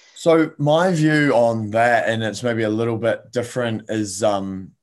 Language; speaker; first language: English; native; English